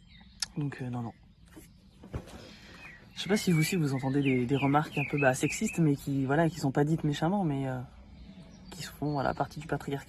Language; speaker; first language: French; native; French